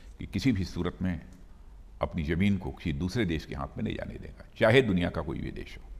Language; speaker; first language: Hindi; native; Hindi